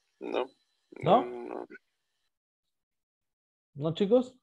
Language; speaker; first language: Spanish; native; Spanish